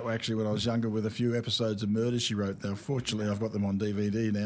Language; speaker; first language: English; native; English